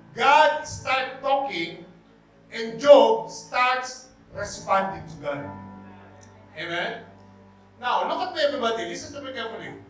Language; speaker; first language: English; non-native, local second language; Filipino